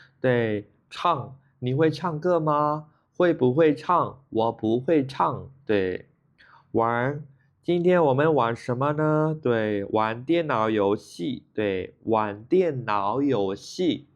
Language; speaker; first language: Chinese; non-native, fluent; Khmer